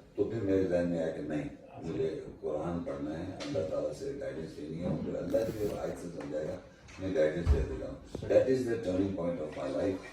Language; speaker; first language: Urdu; native; Urdu